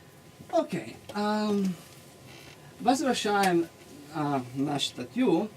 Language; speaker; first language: Russian; non-native, learner; Italian